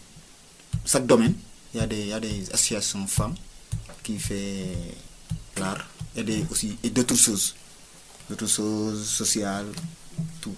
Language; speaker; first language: French; non-native, local second language; Wolof